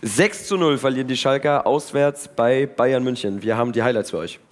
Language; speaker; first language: German; native; German